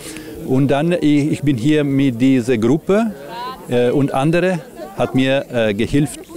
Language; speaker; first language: German; non-native, learner; Italian